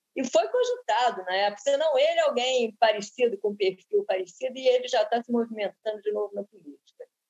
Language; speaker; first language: Portuguese; native; Portuguese